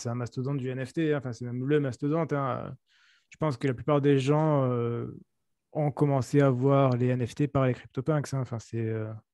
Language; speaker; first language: French; native; French